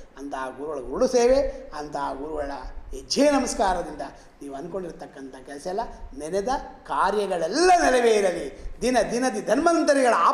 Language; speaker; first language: Kannada; native; Kannada